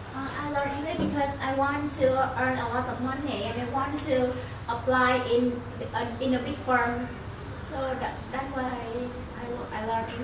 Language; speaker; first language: English; non-native, learner; Vietnamese